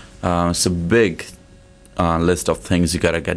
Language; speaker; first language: English; non-native, local second language; Punjabi